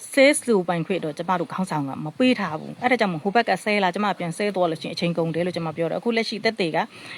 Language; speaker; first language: Burmese; non-native, local second language; Mon